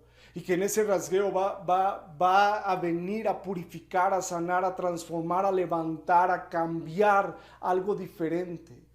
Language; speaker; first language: Spanish; native; Spanish